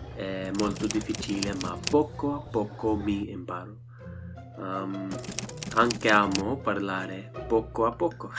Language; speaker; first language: Italian; non-native, learner; English